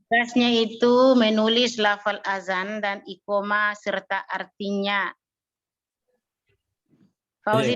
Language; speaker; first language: Indonesian; native; Indonesian